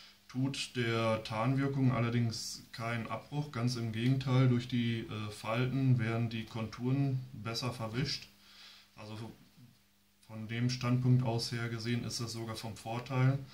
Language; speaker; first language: German; native; German